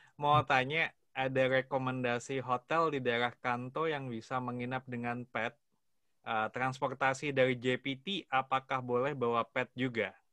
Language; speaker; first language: Indonesian; native; Indonesian